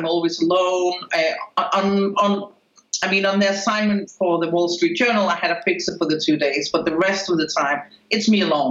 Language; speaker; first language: English; non-native, fluent; Spanish